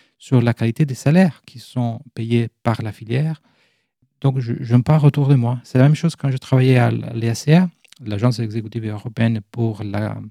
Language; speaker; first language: French; non-native, fluent; Italian